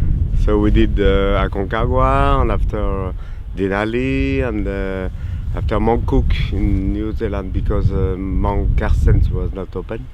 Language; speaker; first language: English; non-native, learner; French